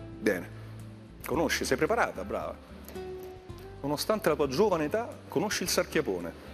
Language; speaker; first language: Italian; native; Italian